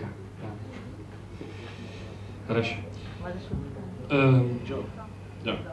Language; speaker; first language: Russian; non-native, learner; Czech